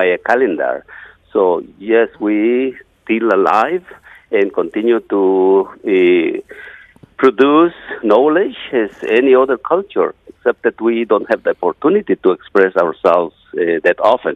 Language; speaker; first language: English; non-native, fluent; Yucateco